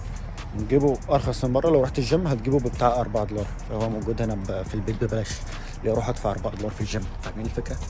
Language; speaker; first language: Arabic; native; Arabic